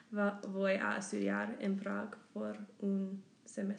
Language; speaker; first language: Spanish; non-native, learner; English